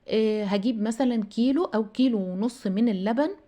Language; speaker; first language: Arabic; native; Arabic